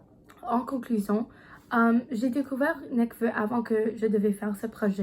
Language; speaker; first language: French; non-native, learner; English